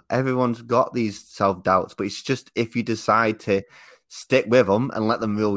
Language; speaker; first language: English; native; English